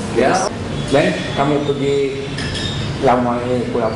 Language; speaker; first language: Indonesian; non-native, learner; Malay